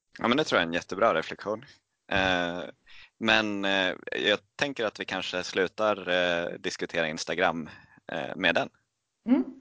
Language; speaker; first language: Swedish; native; Swedish